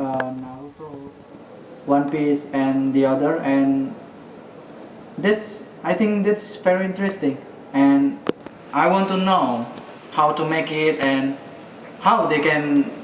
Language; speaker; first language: English; non-native, learner; Indonesian